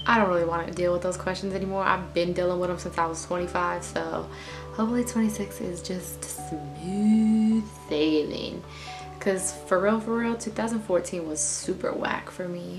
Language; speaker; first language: English; native; English